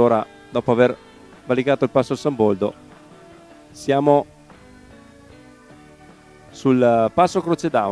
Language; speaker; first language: Italian; native; Italian